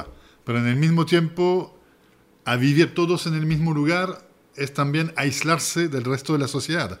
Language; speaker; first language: Spanish; native; Spanish